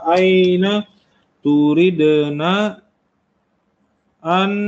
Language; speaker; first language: Arabic; non-native, learner; Indonesian